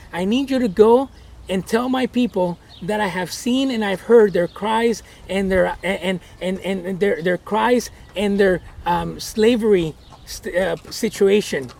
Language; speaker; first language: English; early bilingual, other home language; Spanish